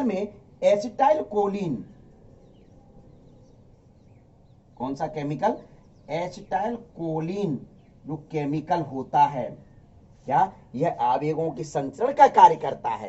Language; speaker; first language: Hindi; native; Hindi